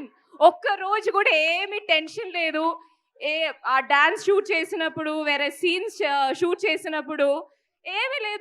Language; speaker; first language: Telugu; non-native, fluent; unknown